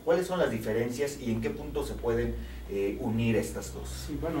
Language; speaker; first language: Spanish; native; Spanish